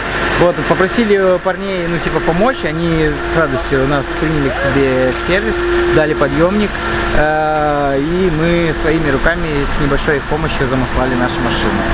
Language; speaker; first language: Russian; native; Russian